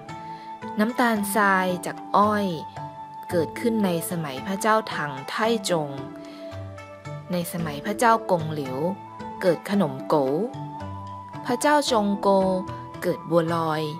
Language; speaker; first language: Thai; native; Thai